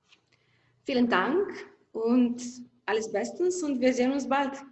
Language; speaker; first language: German; non-native, fluent; Slovenian